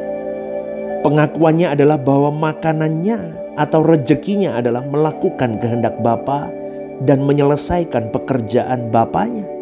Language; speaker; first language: Indonesian; native; Indonesian